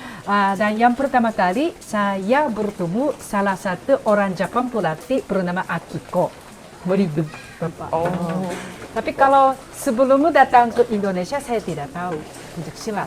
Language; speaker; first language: Indonesian; non-native, fluent; Japanese